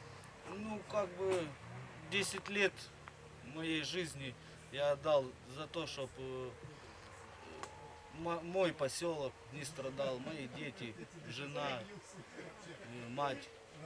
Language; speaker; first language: Russian; native; Russian